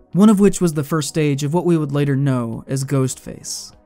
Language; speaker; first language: English; native; English